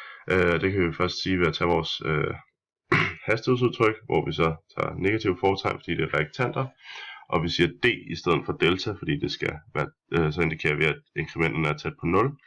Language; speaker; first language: Danish; native; Danish